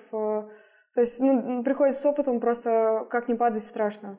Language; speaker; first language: Russian; native; Russian